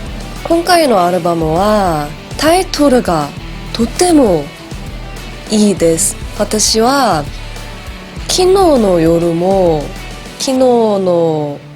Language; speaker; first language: Japanese; non-native, learner; Korean